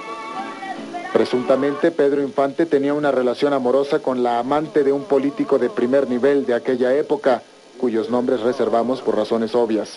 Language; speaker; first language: Spanish; native; Spanish